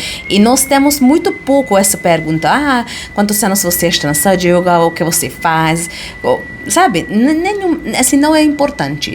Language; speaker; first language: Portuguese; non-native, fluent; Hungarian